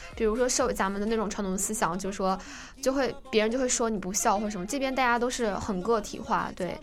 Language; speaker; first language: Chinese; native; Chinese